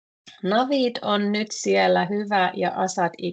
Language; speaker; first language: Finnish; non-native, fluent; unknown